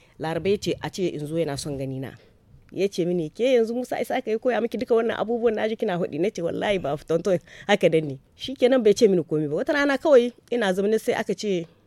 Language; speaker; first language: Hausa; native; Hausa